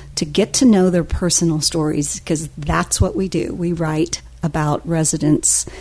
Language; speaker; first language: English; native; English